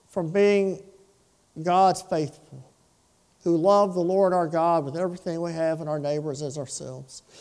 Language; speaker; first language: English; native; English